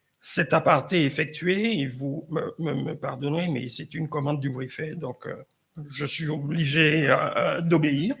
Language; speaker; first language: French; native; French